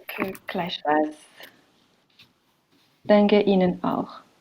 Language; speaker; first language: German; non-native, learner; French